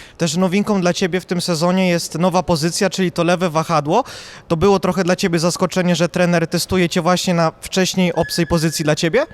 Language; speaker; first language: Polish; native; Polish